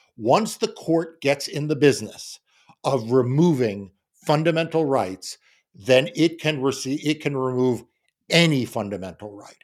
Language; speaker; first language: English; native; English